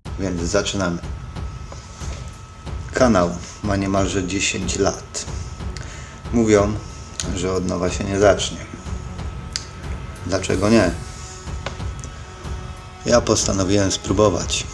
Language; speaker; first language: Polish; native; Polish